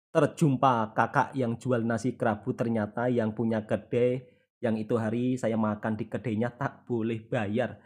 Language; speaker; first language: Indonesian; native; Indonesian